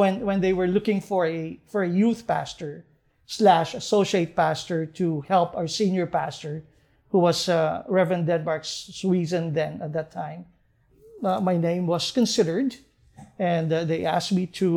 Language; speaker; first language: English; non-native, local second language; Hiligaynon